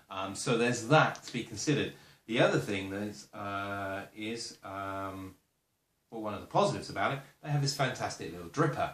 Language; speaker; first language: English; native; English